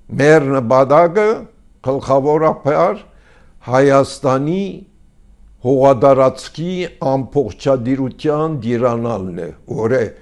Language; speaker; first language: Armenian; early bilingual, heritage; Armenian